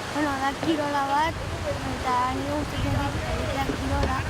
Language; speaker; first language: Basque; non-native, local second language; Spanish